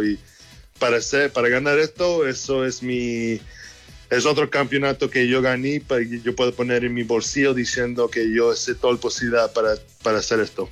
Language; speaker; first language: Spanish; early bilingual, heritage; English